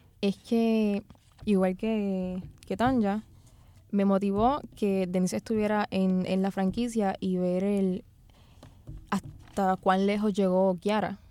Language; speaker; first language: Spanish; native; Spanish